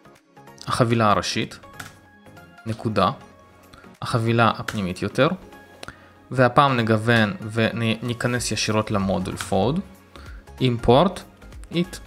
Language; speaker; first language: Hebrew; native; Hebrew